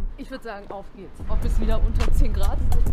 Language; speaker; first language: German; native; German